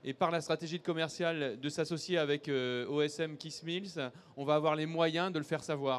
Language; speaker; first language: French; native; French